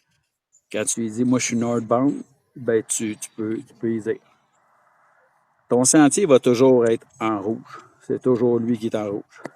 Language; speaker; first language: French; native; French